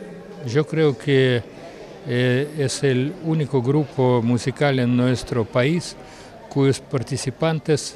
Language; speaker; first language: Spanish; non-native, fluent; Russian